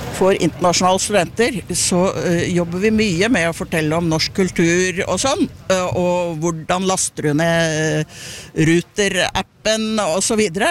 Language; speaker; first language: Norwegian; native; Norwegian